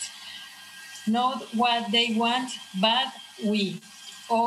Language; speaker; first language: English; non-native, fluent; Spanish